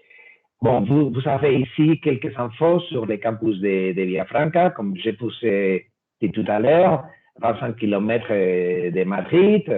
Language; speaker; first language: French; non-native, fluent; Spanish